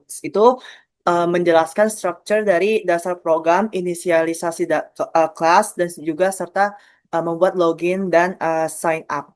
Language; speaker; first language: Indonesian; native; Indonesian